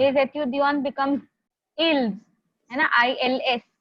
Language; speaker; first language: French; non-native, fluent; Hindi